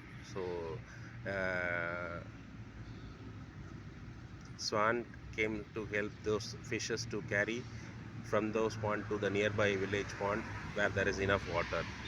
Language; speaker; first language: English; non-native, local second language; Tamil